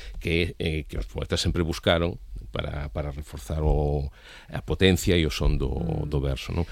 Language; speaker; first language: Galician; non-native, local second language; Spanish